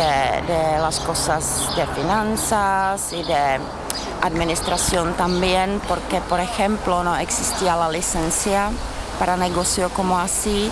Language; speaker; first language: Spanish; non-native, fluent; Czech